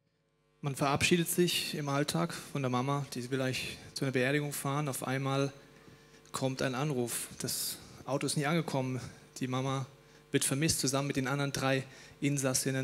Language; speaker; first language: German; native; German